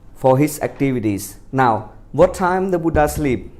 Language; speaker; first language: English; non-native, fluent; Khmer